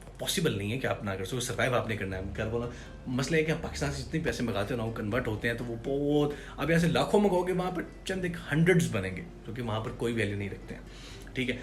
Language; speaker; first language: Urdu; non-native, local second language; Punjabi